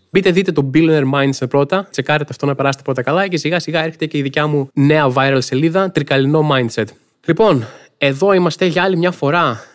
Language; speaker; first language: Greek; native; Greek